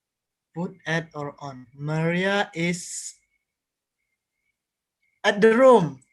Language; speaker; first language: English; non-native, learner; Indonesian